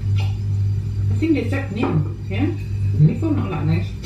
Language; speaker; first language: English; non-native, local second language; Indonesian